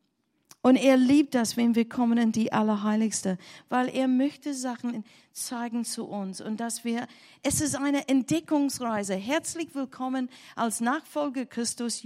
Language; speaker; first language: German; non-native, learner; English